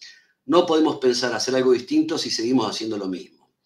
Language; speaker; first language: Spanish; native; Spanish